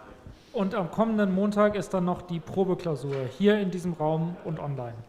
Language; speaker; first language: German; native; German